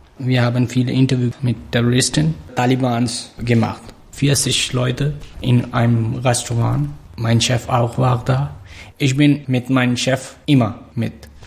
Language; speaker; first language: German; non-native, learner; Pashto